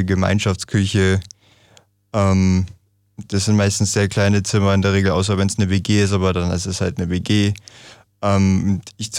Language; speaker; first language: German; native; German